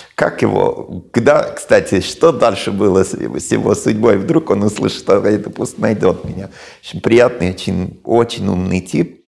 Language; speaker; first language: Russian; non-native, fluent; English